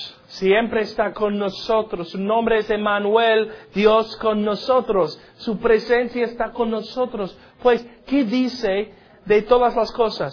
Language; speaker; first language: Spanish; non-native, learner; English